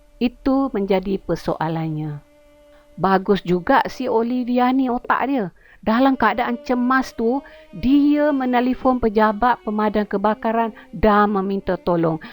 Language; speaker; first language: Malay; native; Malay